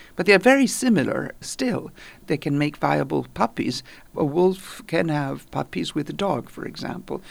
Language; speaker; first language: English; non-native, fluent; Italian